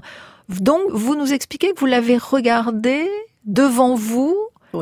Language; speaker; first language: French; native; French